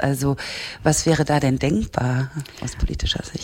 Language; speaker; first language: German; native; German